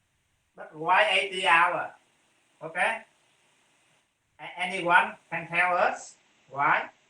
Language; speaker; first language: English; non-native, fluent; Vietnamese